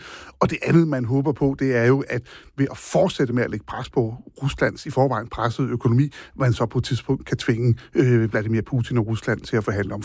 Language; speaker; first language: Danish; native; Danish